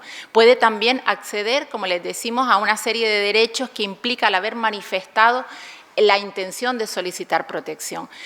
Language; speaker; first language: Spanish; native; Spanish